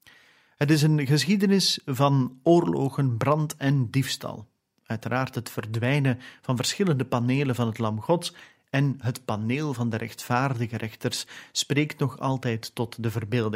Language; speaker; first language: Dutch; native; Dutch